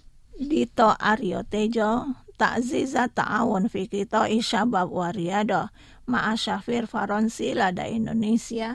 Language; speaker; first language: Arabic; non-native, fluent; Indonesian